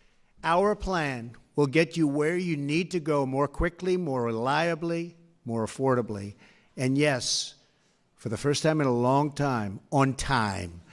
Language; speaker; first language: English; native; English